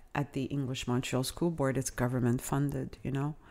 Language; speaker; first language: English; non-native, fluent; Italian